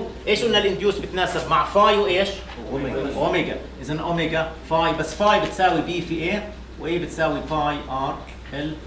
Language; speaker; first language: Arabic; native; Arabic